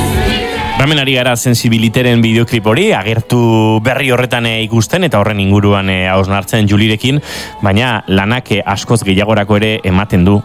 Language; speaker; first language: Basque; native; Basque